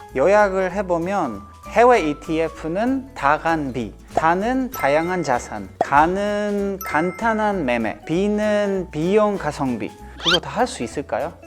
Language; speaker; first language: Korean; non-native, fluent; Polish